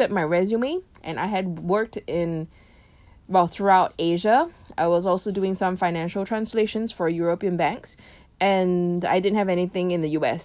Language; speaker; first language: English; native; English